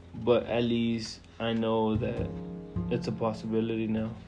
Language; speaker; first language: English; early bilingual, other home language; Spanish